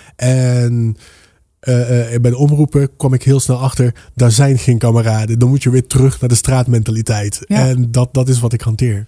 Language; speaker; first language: Dutch; early bilingual, other home language; Papiamento